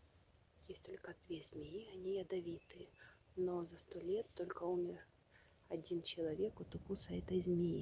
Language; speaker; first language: Russian; native; Russian